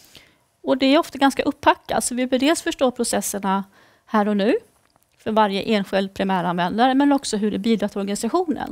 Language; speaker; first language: Swedish; native; Swedish